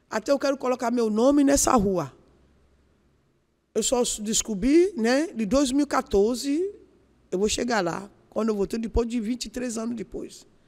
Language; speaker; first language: Portuguese; non-native, learner; Yoruba